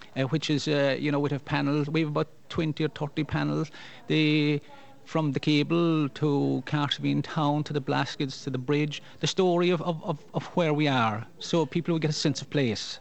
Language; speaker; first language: English; non-native, local second language; Irish